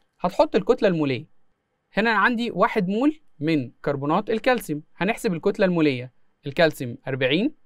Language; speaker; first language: Arabic; native; Arabic